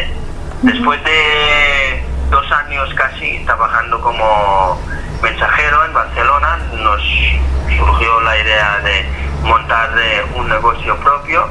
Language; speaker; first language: Spanish; non-native, fluent; Hebrew